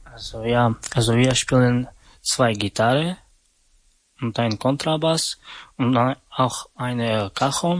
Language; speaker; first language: German; non-native, learner; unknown